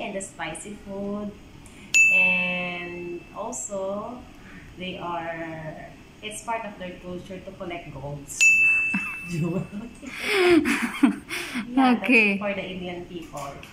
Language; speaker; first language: English; non-native, local second language; Filipino